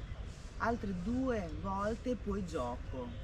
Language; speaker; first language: Italian; native; Italian